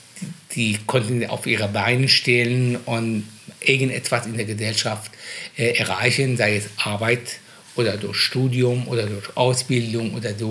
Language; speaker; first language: German; non-native, fluent; Persian